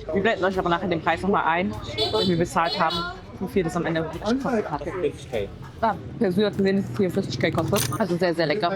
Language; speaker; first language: German; native; German